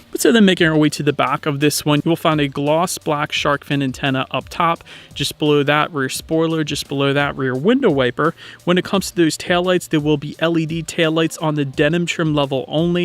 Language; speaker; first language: English; native; English